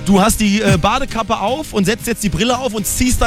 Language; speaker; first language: German; native; German